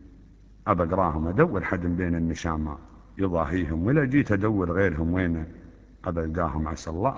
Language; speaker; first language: Arabic; native; Arabic